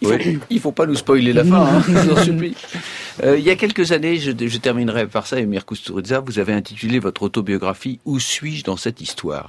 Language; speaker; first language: French; native; French